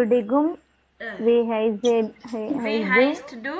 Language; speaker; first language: German; non-native, learner; Tamil